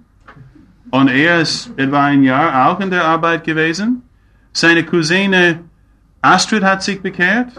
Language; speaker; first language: German; non-native, fluent; English